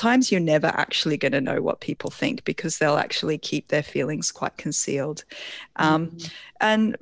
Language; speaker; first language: English; native; English